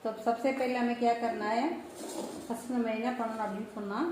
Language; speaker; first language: Hindi; non-native, local second language; Tamil